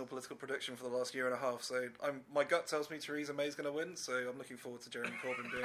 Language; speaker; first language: English; native; English